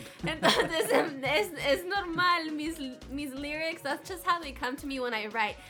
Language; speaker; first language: English; early bilingual, other home language; Spanish